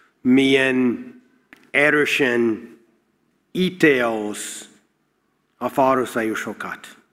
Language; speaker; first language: Hungarian; non-native, learner; English